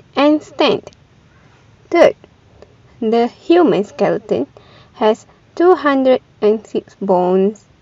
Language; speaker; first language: English; non-native, local second language; Malay